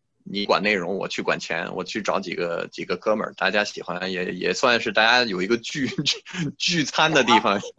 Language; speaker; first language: Chinese; non-native, fluent; French